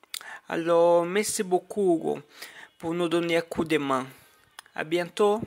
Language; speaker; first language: French; non-native, learner; Portuguese